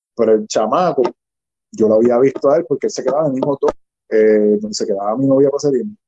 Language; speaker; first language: Spanish; native; Spanish